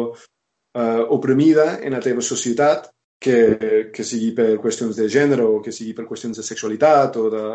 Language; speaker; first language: Catalan; non-native, fluent; English